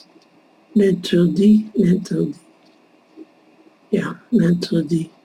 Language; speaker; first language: French; non-native, learner; Dutch